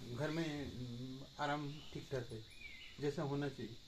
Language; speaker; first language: Hindi; non-native, local second language; Bangla